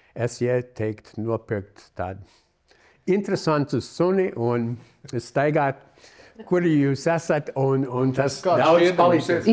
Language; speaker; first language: Latvian; early bilingual, heritage; Latvian